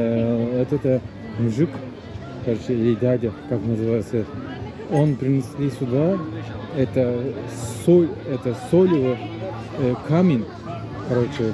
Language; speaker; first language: Russian; non-native, learner; Turkish